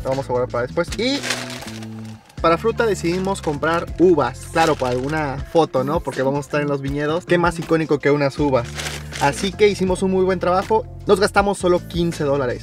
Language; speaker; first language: Spanish; native; Spanish